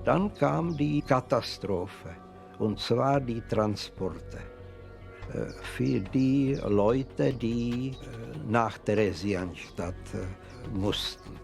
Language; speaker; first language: German; non-native, fluent; Czech